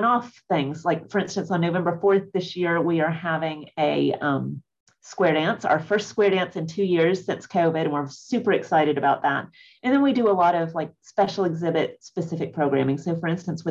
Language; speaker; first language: English; native; English